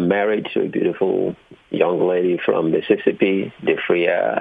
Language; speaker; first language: English; non-native, local second language; Igbo